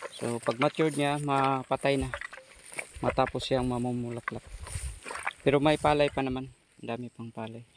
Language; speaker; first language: Filipino; non-native, local second language; Cebuano